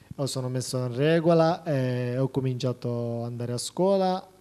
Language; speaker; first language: Italian; non-native, fluent; Persian